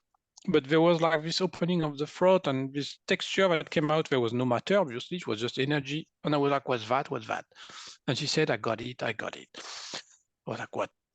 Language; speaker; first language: English; non-native, fluent; French